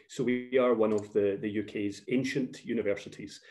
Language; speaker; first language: English; native; English